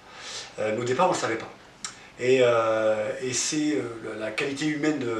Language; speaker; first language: French; native; French